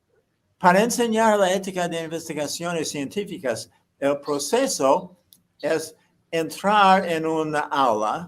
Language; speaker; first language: Spanish; non-native, fluent; English